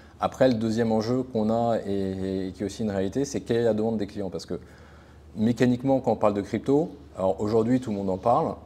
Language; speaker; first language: French; native; French